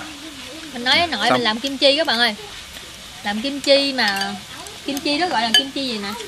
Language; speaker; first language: Vietnamese; native; Vietnamese